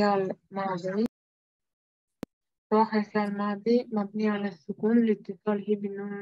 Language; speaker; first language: Arabic; non-native, learner; Uzbek